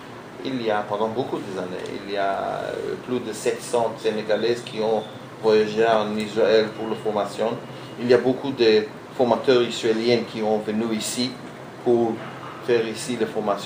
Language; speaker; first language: French; non-native, learner; Hebrew